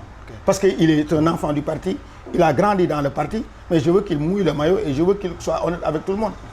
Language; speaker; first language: French; non-native, local second language; Wolof